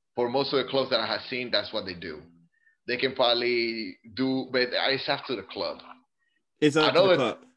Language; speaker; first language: English; non-native, fluent; Spanish